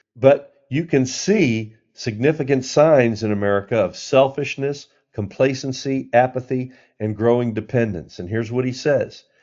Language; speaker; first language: English; native; English